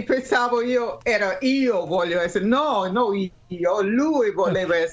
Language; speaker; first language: Italian; non-native, learner; English